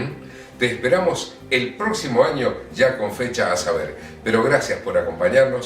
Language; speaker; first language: Spanish; native; Spanish